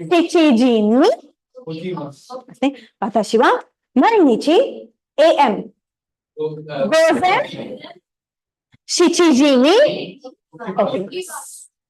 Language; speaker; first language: Japanese; non-native, fluent; Tamil